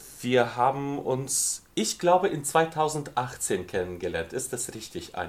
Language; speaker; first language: German; non-native, fluent; Lithuanian